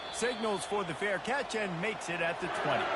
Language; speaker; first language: English; native; English